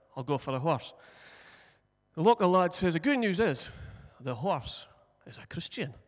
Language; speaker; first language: English; native; English